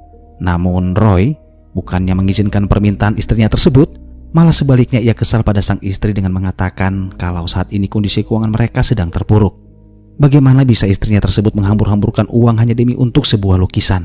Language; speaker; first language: Indonesian; native; Indonesian